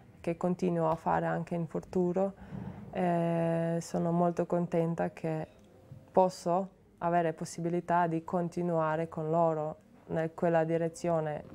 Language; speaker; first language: Italian; non-native, learner; Slovenian